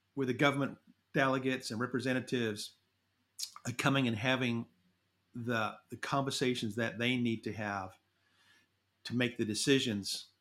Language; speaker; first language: English; native; English